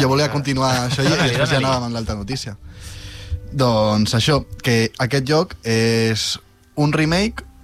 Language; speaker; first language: Catalan; native; Catalan